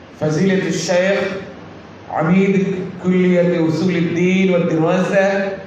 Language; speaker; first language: Arabic; non-native, learner; Bangla